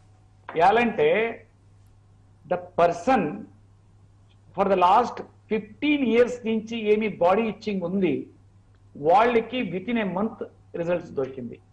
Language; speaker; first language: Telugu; non-native, learner; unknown